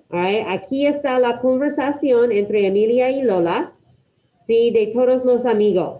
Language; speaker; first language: Spanish; non-native, fluent; English